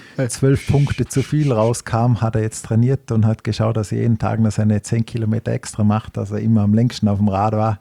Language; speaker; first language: German; native; German